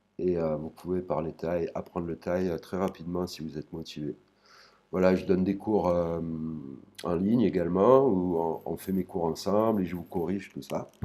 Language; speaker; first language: French; native; French